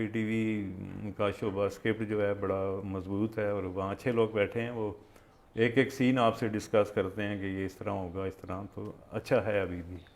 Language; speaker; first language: Urdu; non-native, local second language; Punjabi